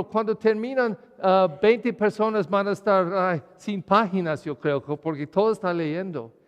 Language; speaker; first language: Spanish; non-native, learner; English